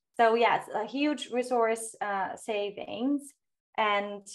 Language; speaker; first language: English; non-native, fluent; Portuguese